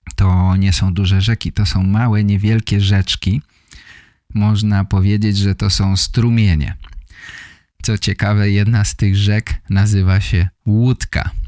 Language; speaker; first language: Polish; native; Polish